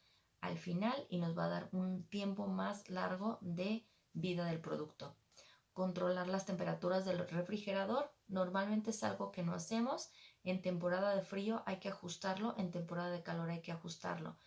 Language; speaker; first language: Spanish; native; Spanish